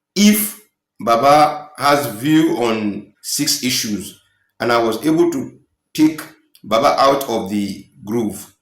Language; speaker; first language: English; non-native, local second language; Yoruba